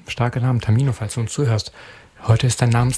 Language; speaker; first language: German; native; German